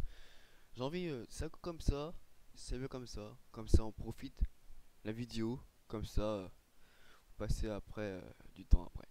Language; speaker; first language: French; native; French